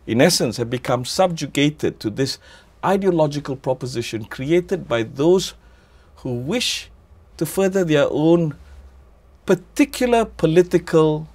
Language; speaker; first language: English; non-native, local second language; Malay